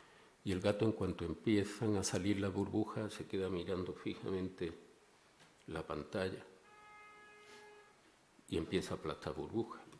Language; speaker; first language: Spanish; native; Spanish